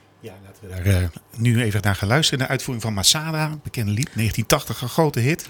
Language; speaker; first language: Dutch; native; Dutch